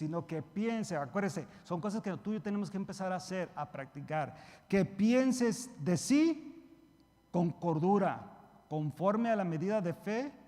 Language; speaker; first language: Spanish; early bilingual, heritage; Spanish